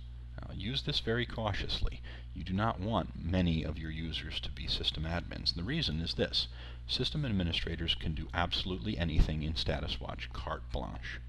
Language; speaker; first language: English; native; English